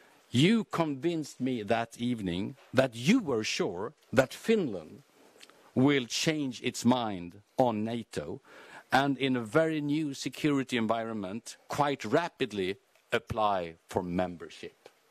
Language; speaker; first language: English; non-native, fluent; Swedish